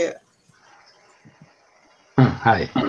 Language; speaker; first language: Japanese; non-native, learner; Spanish